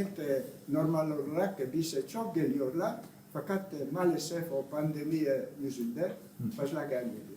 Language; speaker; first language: Turkish; non-native, learner; Italian